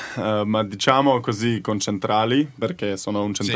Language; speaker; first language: Italian; non-native, learner; Slovenian